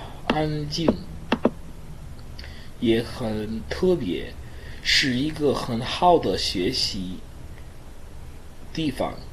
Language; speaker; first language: Chinese; non-native, learner; English